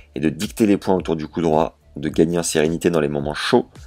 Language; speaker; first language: French; native; French